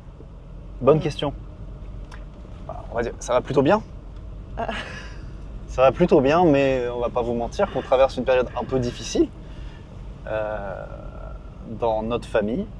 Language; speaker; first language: French; native; French